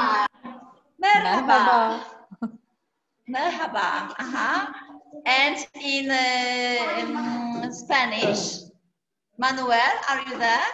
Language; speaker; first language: English; non-native, fluent; Polish